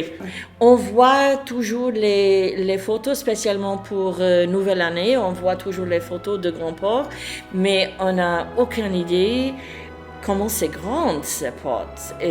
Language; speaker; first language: French; non-native, fluent; English